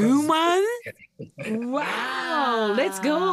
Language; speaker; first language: English; non-native, learner; Japanese